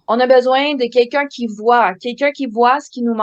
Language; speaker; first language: French; native; French